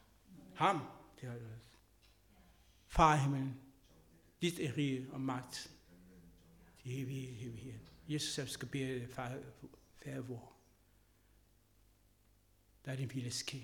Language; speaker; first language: Danish; non-native, fluent; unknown